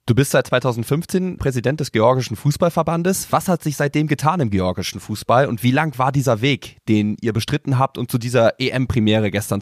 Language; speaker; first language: German; native; German